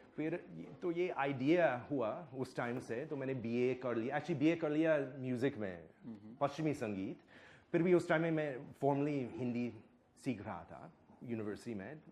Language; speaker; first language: Hindi; non-native, fluent; English